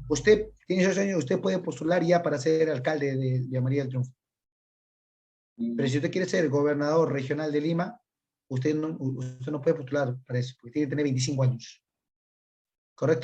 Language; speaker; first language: Spanish; native; Spanish